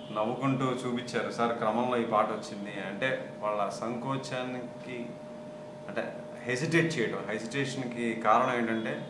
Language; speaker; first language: Telugu; non-native, local second language; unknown